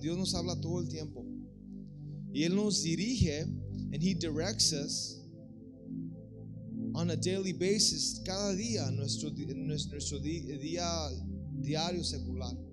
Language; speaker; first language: Spanish; native; Spanish